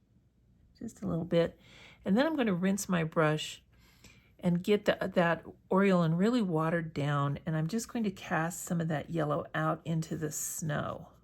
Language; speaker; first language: English; native; English